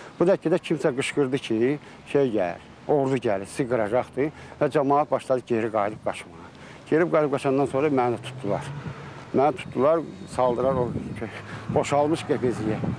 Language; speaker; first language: Azerbaijani; native; Azerbaijani